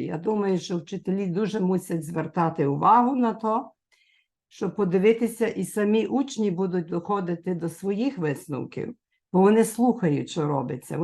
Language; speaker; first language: Ukrainian; early bilingual, heritage; Ukrainian